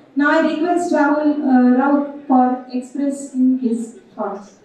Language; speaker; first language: English; non-native, local second language; Marathi